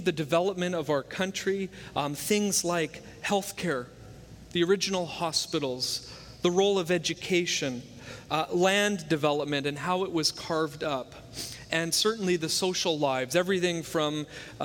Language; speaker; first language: English; native; English